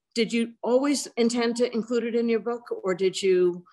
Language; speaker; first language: English; native; English